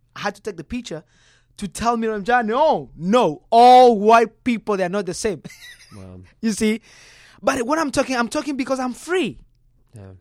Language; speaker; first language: English; non-native, learner; Kinyarwanda